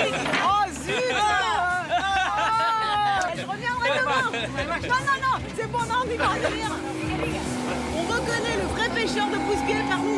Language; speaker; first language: French; native; French